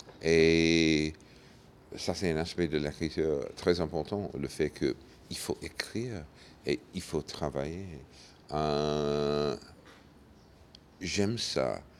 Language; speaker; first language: French; non-native, fluent; English